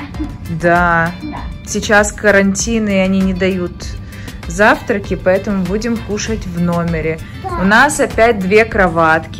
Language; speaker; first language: Russian; native; Russian